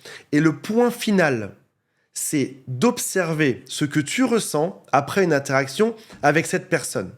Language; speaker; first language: French; native; French